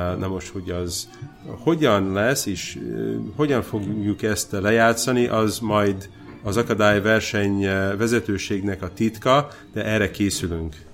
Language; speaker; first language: Hungarian; early bilingual, heritage; Hungarian